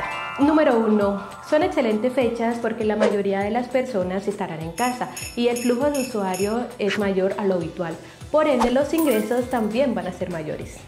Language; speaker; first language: Spanish; native; Spanish